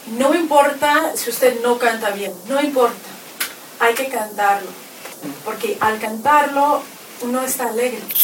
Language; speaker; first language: Spanish; non-native, fluent; Russian